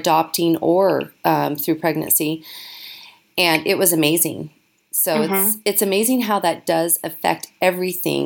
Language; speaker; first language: English; native; English